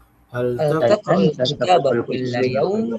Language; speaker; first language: Arabic; non-native, learner; Indonesian